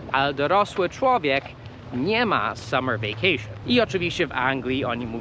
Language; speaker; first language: Polish; non-native, fluent; English